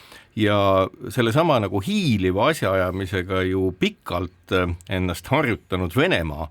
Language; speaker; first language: Estonian; native; Estonian